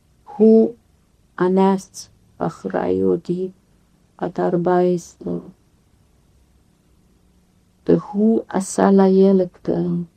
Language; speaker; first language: Hebrew; non-native, fluent; Yiddish